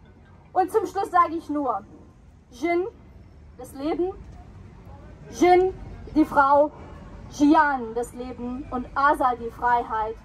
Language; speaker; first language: German; non-native, fluent; Persian